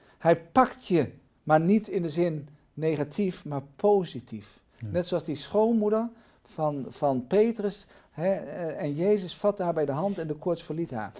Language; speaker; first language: Dutch; native; Dutch